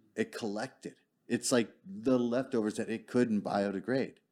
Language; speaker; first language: English; native; English